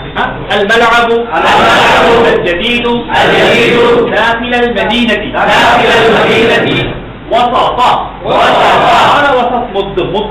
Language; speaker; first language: Arabic; non-native, fluent; Bangla